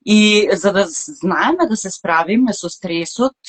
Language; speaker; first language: Macedonian; native; Macedonian